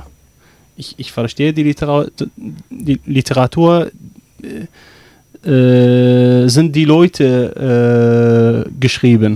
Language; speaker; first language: German; non-native, learner; Arabic